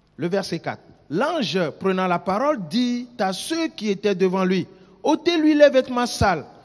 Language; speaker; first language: French; non-native, local second language; Ewe